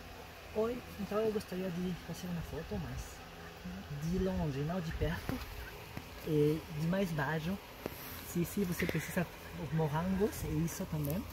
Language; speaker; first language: Portuguese; non-native, learner; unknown